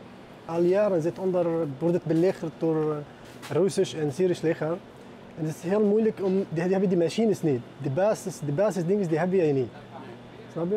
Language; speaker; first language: Dutch; non-native, fluent; Arabic